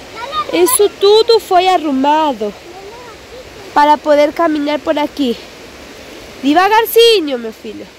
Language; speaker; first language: Portuguese; non-native, local second language; Spanish